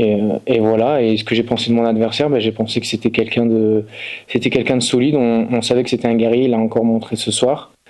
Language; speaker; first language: French; native; French